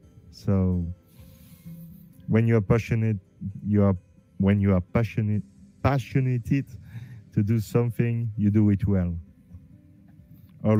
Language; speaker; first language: English; non-native, learner; French